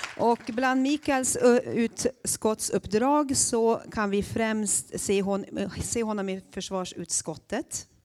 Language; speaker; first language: Swedish; native; Swedish